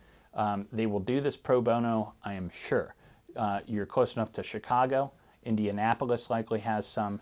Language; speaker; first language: English; native; English